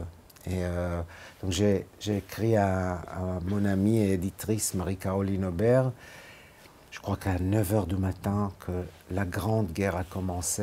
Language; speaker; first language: French; non-native, fluent; Hebrew